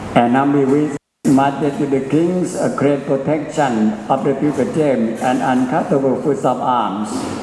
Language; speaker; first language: English; non-native, learner; Thai